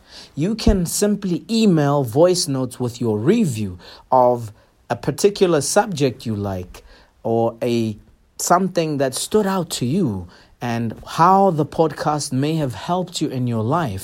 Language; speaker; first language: English; non-native, local second language; Zulu